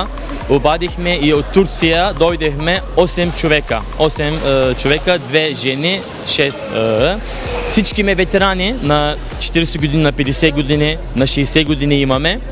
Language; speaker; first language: Bulgarian; non-native, local second language; Turkish